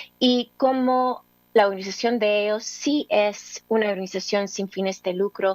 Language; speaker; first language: Spanish; early bilingual, heritage; English